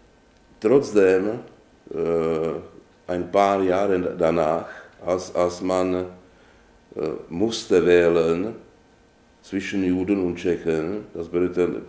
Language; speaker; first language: German; non-native, fluent; Czech